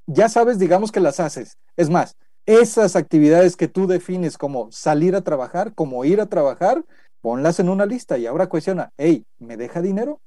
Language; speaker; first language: Spanish; native; Spanish